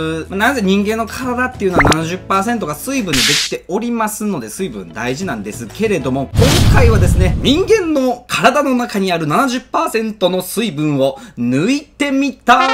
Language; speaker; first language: Japanese; native; Japanese